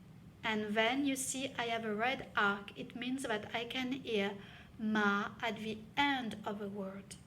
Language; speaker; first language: English; non-native, fluent; French